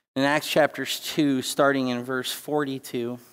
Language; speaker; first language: English; native; English